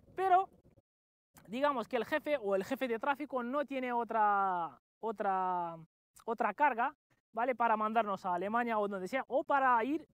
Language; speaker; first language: Spanish; non-native, fluent; Romanian